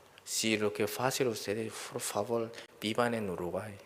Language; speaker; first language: Spanish; non-native, learner; Korean